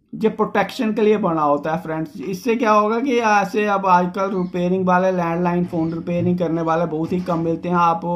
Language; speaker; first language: Hindi; non-native, local second language; Dogri